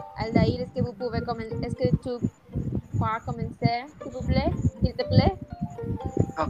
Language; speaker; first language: French; non-native, learner; Spanish